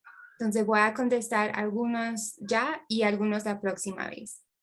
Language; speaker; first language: Spanish; non-native, fluent; English